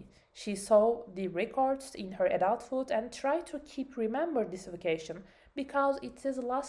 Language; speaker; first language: English; non-native, learner; Turkish